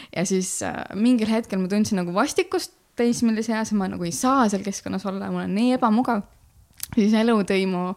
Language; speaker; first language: Estonian; native; Estonian